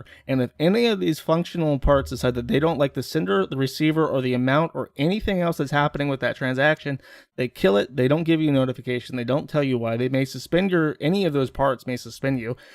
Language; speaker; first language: English; native; English